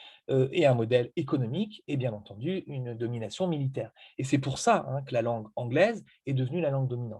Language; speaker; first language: French; native; French